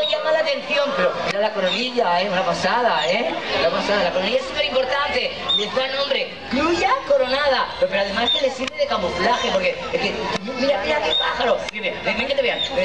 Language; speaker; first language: Spanish; native; Spanish